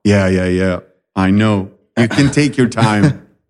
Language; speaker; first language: English; non-native, fluent; Swedish